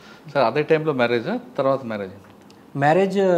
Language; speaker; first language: Telugu; native; Telugu